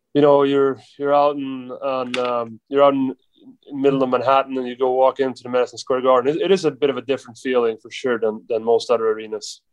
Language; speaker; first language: English; non-native, fluent; Swedish